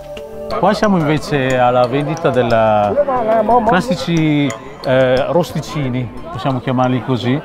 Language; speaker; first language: Italian; early bilingual, other home language; Khmer